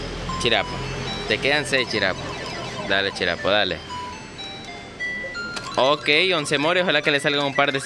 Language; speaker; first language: Spanish; native; Spanish